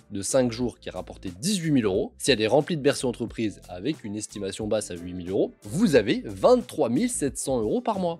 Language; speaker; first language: French; native; French